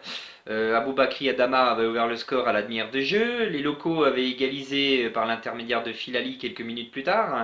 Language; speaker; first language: French; native; French